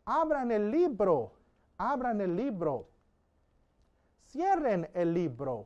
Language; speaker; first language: Spanish; non-native, fluent; English